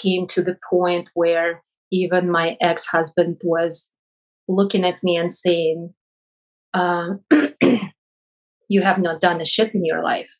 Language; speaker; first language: English; non-native, fluent; Russian